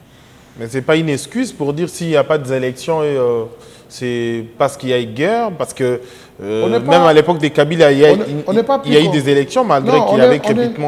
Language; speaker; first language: French; non-native, local second language; Lingala